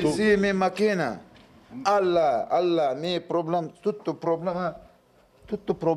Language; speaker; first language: Italian; non-native, learner; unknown